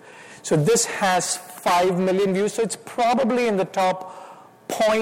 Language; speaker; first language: English; non-native, local second language; Malayalam